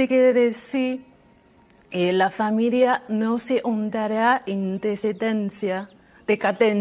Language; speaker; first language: Spanish; non-native, learner; Chinese